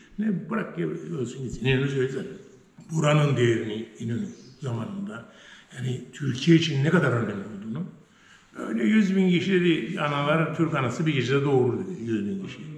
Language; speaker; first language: Turkish; native; Turkish